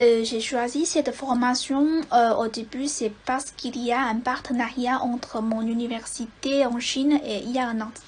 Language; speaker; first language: French; non-native, fluent; Chinese